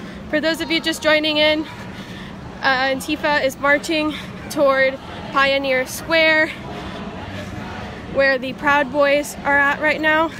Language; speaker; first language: English; native; English